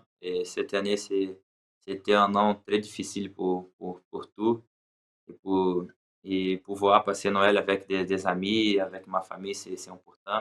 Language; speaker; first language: French; non-native, learner; Portuguese